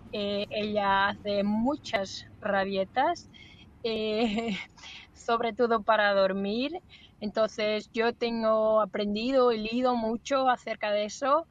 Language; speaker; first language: Spanish; non-native, learner; Portuguese